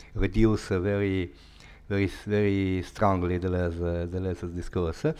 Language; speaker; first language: English; non-native, fluent; Italian